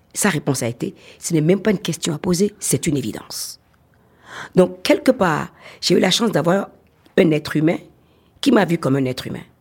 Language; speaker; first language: French; non-native, local second language; Fon